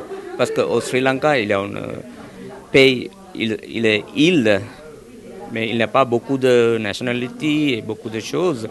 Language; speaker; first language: French; non-native, learner; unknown